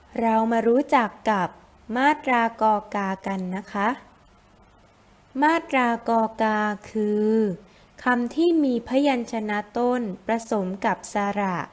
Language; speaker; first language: Thai; native; Thai